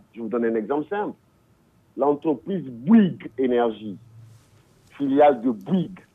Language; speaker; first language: French; non-native, local second language; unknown